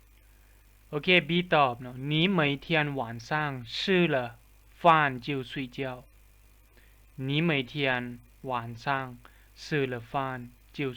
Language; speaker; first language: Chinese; non-native, fluent; Lao